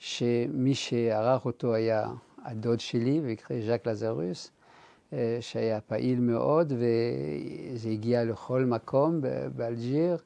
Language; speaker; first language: Hebrew; non-native, fluent; French